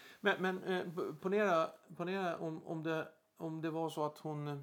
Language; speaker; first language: Swedish; native; Swedish